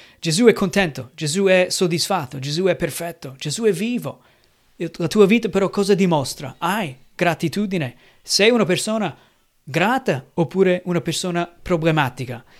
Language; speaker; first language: Italian; non-native, fluent; English